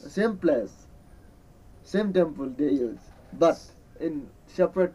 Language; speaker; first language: English; non-native, learner; Newari